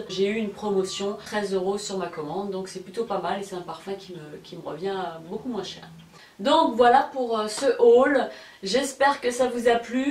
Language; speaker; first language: French; native; French